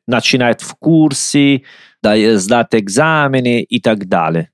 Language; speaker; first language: Russian; non-native, learner; Italian